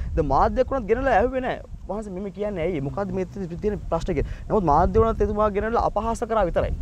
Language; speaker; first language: Sinhala; non-native, local second language; Tamil